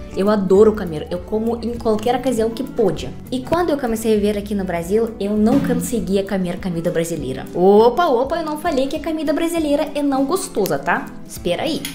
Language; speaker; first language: Portuguese; non-native, fluent; Russian